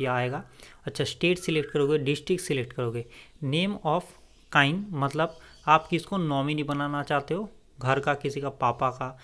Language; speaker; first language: Hindi; non-native, local second language; Bangla